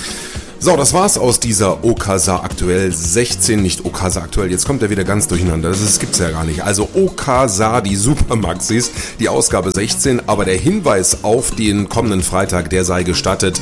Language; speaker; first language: German; native; German